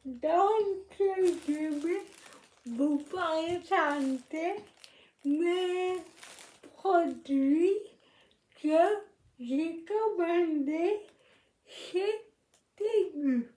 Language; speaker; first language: French; non-native, learner; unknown